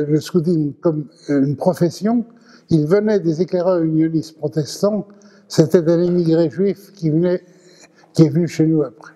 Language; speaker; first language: French; early bilingual, other home language; Ladino